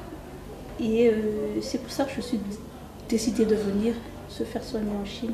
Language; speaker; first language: French; non-native, local second language; Malagasy